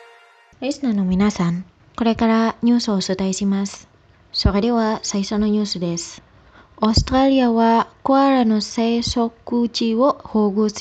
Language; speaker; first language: Japanese; non-native, fluent; Indonesian